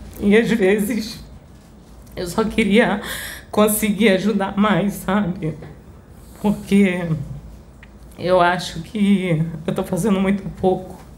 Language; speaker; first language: Portuguese; early bilingual, other home language; Spanish